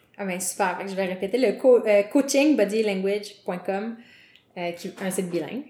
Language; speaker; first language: French; native; French